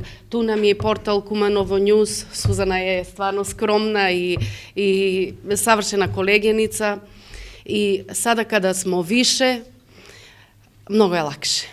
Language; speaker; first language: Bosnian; early bilingual, heritage; Serbian